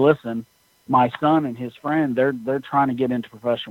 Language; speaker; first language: English; native; English